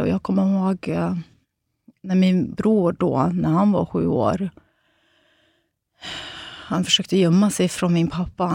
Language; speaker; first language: Swedish; native; Swedish